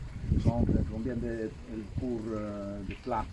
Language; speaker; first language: French; non-native, learner; Italian